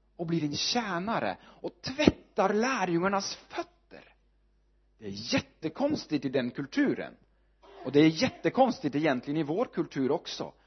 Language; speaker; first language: Swedish; non-native, fluent; Norwegian